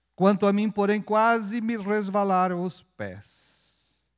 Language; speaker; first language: Portuguese; non-native, fluent; Spanish